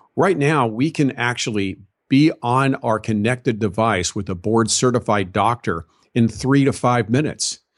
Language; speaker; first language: English; native; English